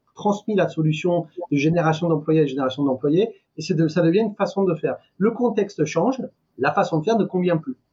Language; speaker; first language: French; non-native, fluent; Persian